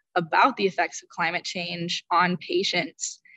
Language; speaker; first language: English; native; English